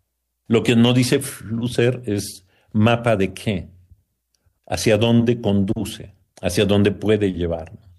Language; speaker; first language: Spanish; native; Spanish